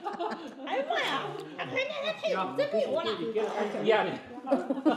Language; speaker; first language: Chinese; native; Chinese